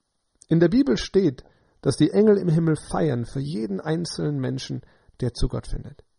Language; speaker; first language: German; native; German